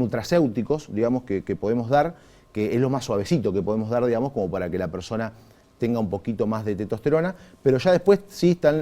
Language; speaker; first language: Spanish; native; Spanish